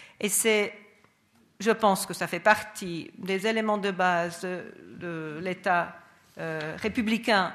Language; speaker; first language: French; non-native, fluent; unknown